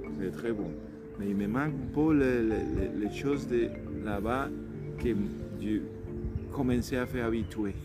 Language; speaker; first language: French; non-native, learner; Spanish